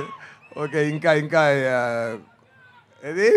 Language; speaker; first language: Telugu; non-native, learner; Tamil